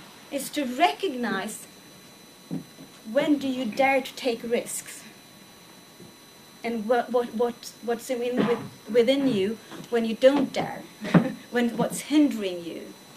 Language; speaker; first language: English; non-native, fluent; Swedish